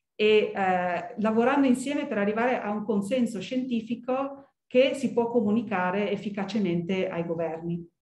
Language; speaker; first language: Italian; early bilingual, heritage; Italian